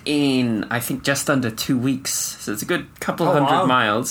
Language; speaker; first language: English; native; English